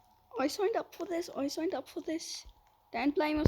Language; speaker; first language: English; native; English